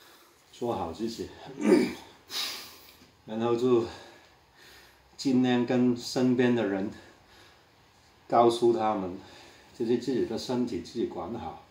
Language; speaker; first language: Chinese; non-native, local second language; Cantonese